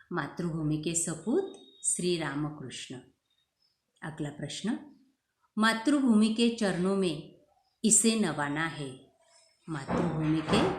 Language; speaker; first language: Hindi; non-native, local second language; Marathi